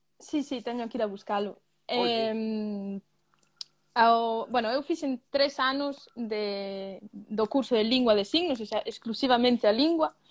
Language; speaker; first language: Galician; early bilingual, other home language; Spanish